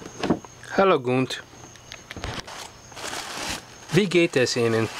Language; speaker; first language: German; non-native, learner; Russian